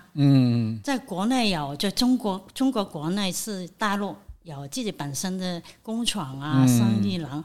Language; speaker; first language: Chinese; non-native, fluent; Cantonese